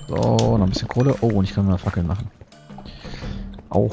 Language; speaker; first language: German; native; German